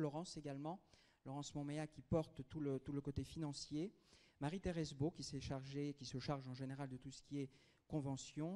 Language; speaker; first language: French; native; French